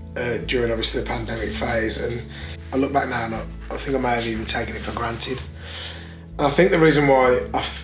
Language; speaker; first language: English; native; English